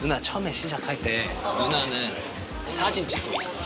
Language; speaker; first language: Korean; non-native, fluent; Cantonese